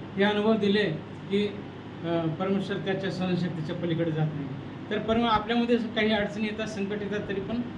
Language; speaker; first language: Marathi; native; Marathi